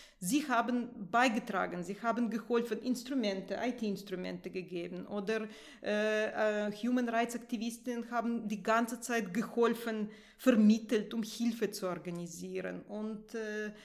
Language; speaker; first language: German; non-native, fluent; Russian